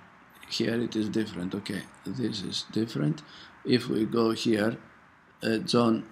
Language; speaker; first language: English; non-native, fluent; Greek